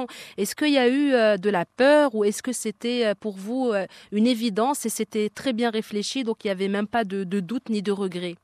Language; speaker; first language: French; native; French